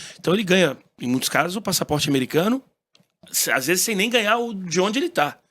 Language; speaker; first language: Portuguese; early bilingual, heritage; Portuguese